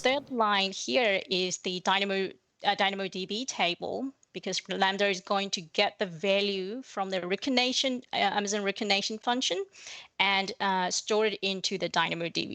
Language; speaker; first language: English; non-native, fluent; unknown